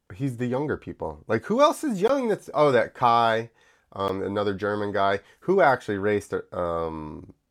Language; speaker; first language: English; early bilingual, other home language; Italian